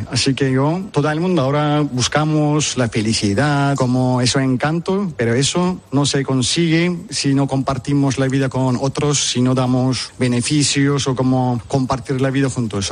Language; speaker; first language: Spanish; non-native, fluent; Turkish